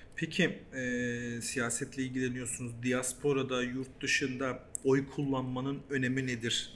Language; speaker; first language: Turkish; early bilingual, heritage; Turkish